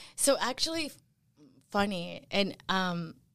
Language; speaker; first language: English; early bilingual, other home language; Spanish